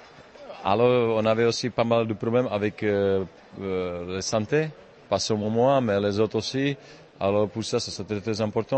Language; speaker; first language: French; non-native, fluent; Czech